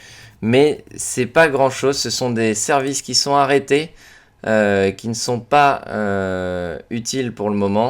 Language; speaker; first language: French; native; French